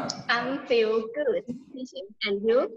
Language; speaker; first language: English; non-native, learner; Thai